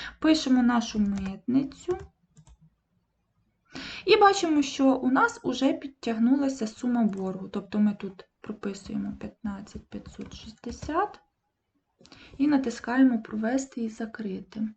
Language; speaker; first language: Ukrainian; native; Ukrainian